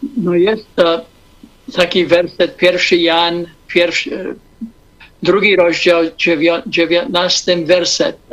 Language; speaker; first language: Polish; non-native, fluent; English